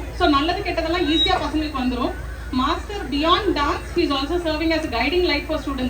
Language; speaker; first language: Tamil; native; Tamil